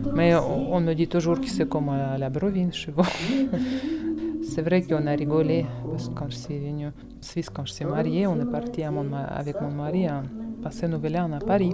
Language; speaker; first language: French; non-native, fluent; Russian